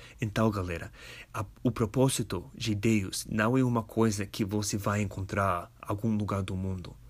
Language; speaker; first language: Portuguese; non-native, fluent; English